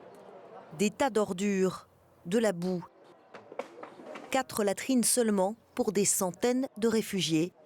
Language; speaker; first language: French; native; French